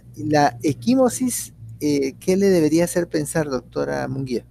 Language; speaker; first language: Spanish; native; Spanish